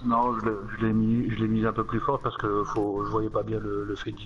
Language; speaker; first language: French; native; French